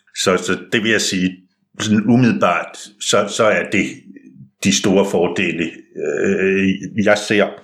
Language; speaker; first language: Danish; native; Danish